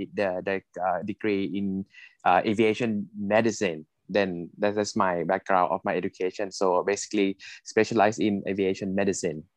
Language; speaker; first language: English; non-native, fluent; Thai